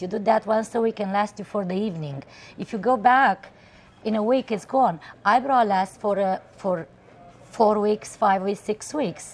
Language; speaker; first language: English; non-native, fluent; Romanian